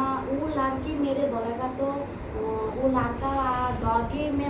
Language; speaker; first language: Hindi; non-native, learner; Bangla